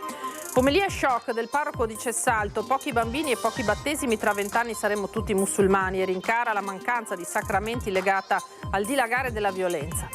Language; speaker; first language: Italian; native; Italian